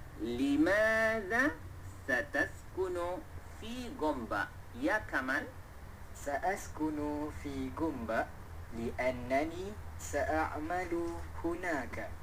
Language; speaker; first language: Arabic; non-native, fluent; Malay